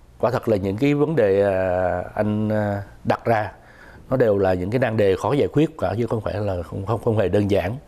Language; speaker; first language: Vietnamese; native; Vietnamese